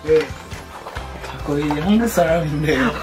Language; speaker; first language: Korean; non-native, learner; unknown